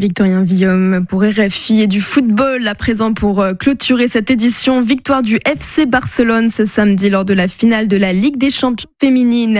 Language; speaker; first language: French; native; French